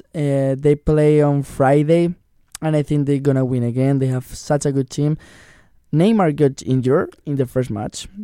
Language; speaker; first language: English; non-native, learner; Spanish